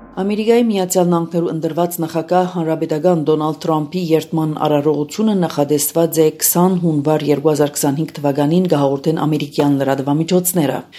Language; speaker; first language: Armenian; native; Armenian